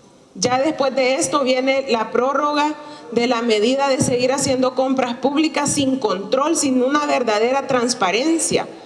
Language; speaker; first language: Spanish; native; Spanish